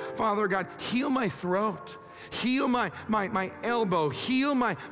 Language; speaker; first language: English; native; English